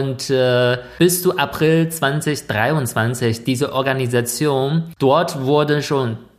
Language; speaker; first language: German; non-native, fluent; Chinese